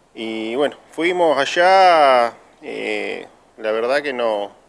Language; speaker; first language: Spanish; native; Spanish